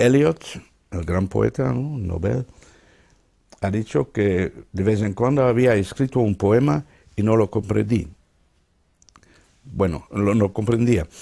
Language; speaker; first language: Spanish; non-native, fluent; Dutch